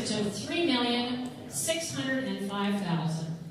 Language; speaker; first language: English; native; English